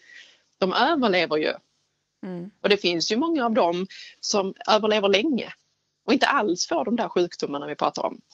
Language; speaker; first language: Swedish; native; Swedish